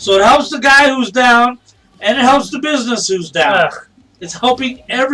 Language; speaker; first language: English; native; English